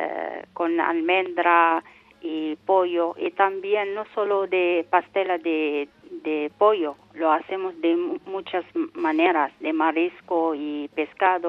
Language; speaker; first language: Spanish; non-native, learner; Arabic